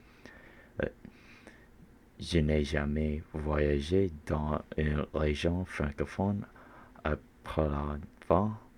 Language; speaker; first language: French; non-native, learner; English